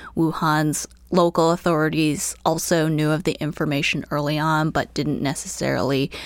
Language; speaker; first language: English; early bilingual, other home language; Chinese